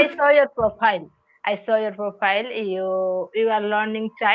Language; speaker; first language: English; non-native, learner; Odia